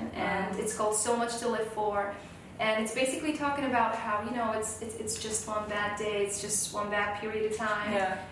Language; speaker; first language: English; non-native, fluent; Slovak